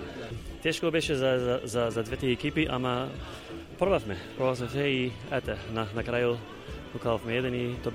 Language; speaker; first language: Macedonian; early bilingual, heritage; Macedonian